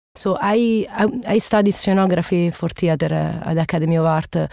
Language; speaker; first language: English; non-native, learner; Italian